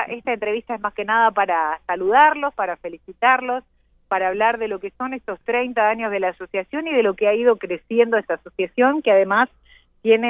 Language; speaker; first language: Spanish; native; Spanish